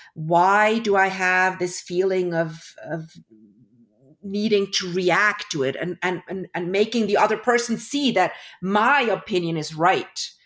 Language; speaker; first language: English; early bilingual, other home language; German